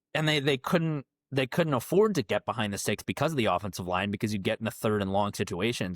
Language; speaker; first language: English; native; English